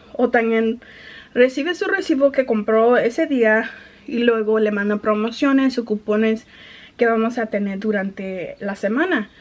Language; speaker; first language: Spanish; early bilingual, heritage; Spanish